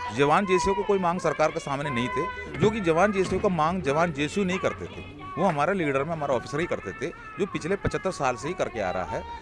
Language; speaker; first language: Hindi; non-native, local second language; Malayalam